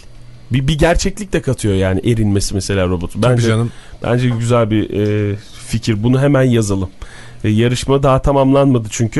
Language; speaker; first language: Turkish; native; Turkish